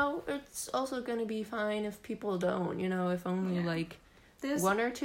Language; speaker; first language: English; non-native, fluent; Danish